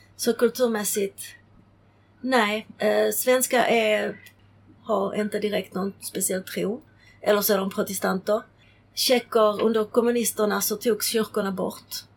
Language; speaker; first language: Swedish; early bilingual, other home language; Czech